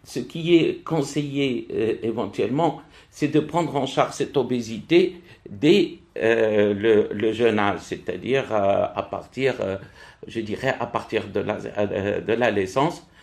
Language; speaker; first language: French; non-native, local second language; Arabic